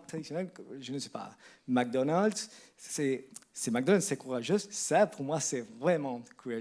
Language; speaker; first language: French; non-native, learner; Spanish